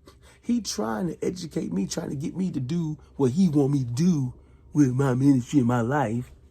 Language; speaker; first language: English; native; English